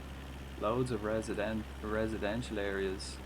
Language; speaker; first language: English; native; English